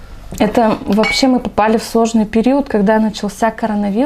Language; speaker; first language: Russian; native; Russian